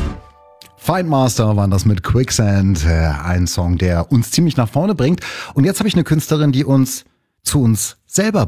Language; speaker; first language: German; native; German